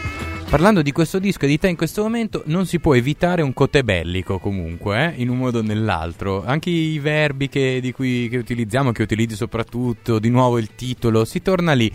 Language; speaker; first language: Italian; native; Italian